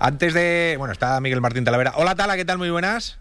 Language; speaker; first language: Spanish; native; Spanish